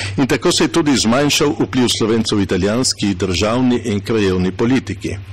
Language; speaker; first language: Slovenian; native; Slovenian